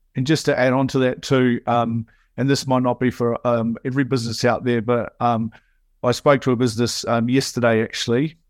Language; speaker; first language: English; native; English